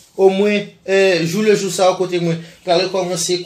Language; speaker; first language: French; non-native, learner; Portuguese